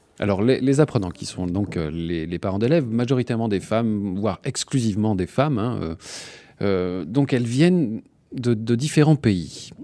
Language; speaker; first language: French; native; French